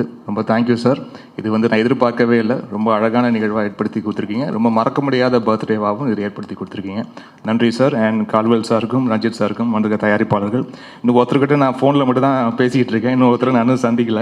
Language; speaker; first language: Tamil; native; Tamil